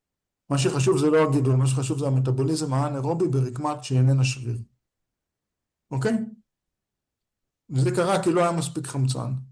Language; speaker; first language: Hebrew; native; Hebrew